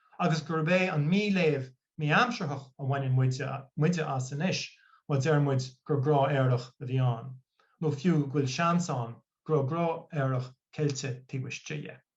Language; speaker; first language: Irish; non-native, local second language; English